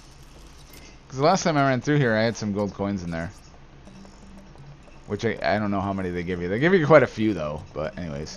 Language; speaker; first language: English; native; English